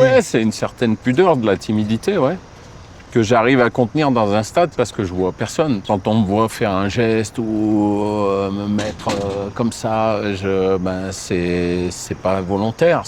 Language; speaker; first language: French; native; French